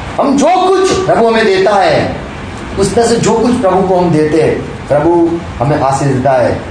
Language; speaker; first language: Hindi; non-native, local second language; Gujarati